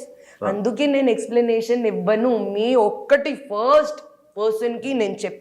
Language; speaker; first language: Telugu; non-native, learner; Hindi